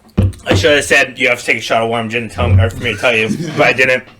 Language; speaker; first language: English; native; English